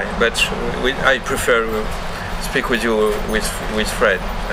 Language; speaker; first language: English; non-native, learner; French